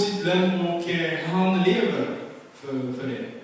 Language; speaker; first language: Swedish; non-native, fluent; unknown